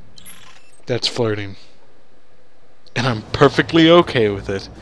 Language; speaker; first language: English; native; English